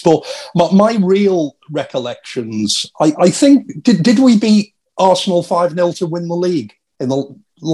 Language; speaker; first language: English; native; English